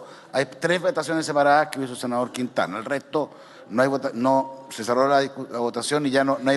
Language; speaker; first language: Spanish; native; Spanish